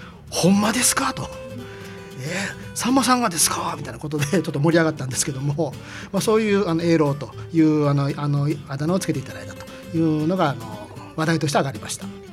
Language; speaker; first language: Japanese; native; Japanese